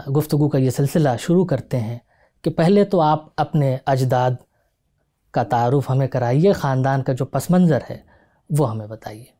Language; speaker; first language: Hindi; native; Hindi